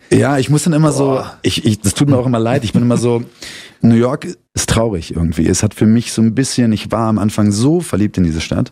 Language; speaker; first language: German; native; German